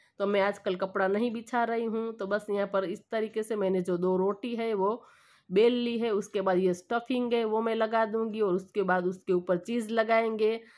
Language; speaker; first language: Hindi; non-native, local second language; Gujarati